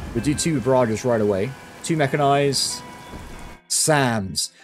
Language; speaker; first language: English; native; English